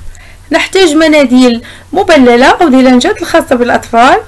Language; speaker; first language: Arabic; native; Arabic